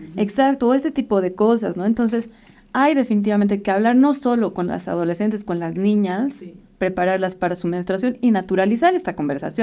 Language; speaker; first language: Spanish; native; Spanish